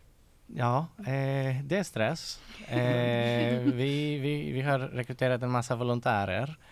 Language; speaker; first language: Swedish; non-native, fluent; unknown